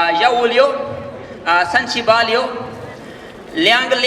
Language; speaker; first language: Chinese; non-native, learner; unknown